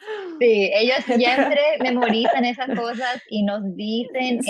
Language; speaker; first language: Spanish; non-native, fluent; English